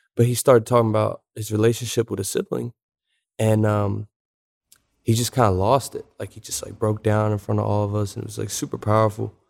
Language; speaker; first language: English; native; English